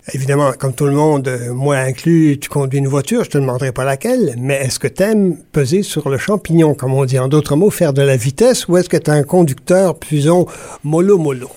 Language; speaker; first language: French; native; French